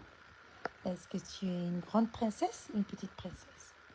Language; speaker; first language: French; non-native, local second language; Malagasy